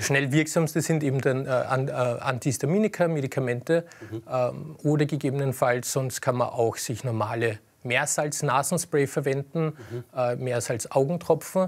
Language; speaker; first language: German; native; German